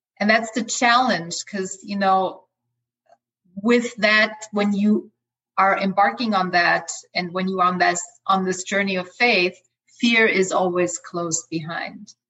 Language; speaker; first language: English; non-native, fluent; German